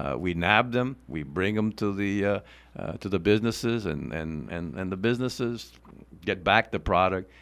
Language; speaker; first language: English; non-native, local second language; Spanish